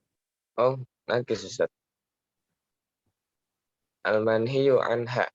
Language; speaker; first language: Arabic; non-native, learner; Indonesian